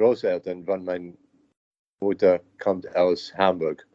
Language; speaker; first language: German; non-native, learner; English